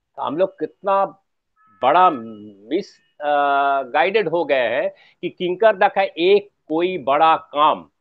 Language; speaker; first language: Hindi; non-native, local second language; Bangla